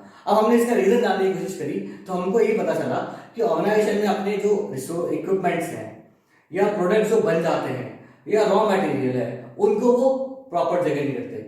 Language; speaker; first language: Hindi; native; Hindi